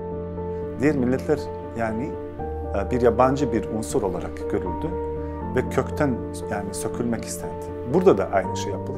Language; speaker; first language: Turkish; non-native, fluent; Bosnian